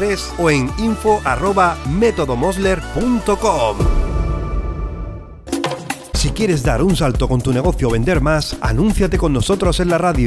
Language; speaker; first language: Spanish; native; Spanish